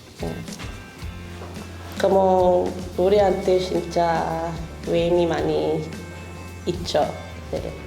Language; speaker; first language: Korean; non-native, learner; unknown